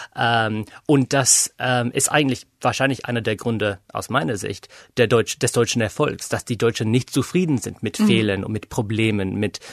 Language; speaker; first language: German; non-native, fluent; English